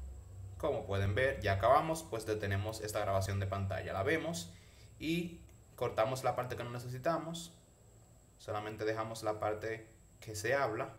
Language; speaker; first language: Spanish; native; Spanish